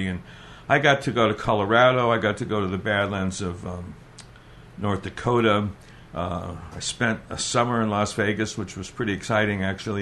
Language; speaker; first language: English; native; English